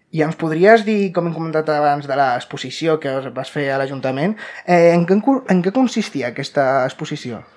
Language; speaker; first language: Catalan; non-native, local second language; Spanish